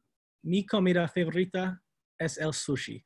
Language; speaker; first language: Spanish; non-native, learner; English